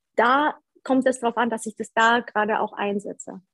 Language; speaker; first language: German; early bilingual, other home language; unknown